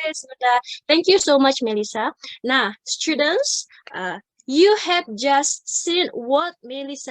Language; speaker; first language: English; non-native, fluent; Indonesian